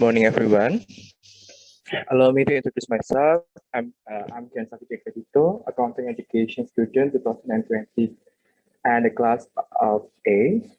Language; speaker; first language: English; non-native, learner; Indonesian